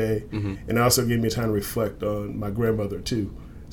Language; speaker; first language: English; native; English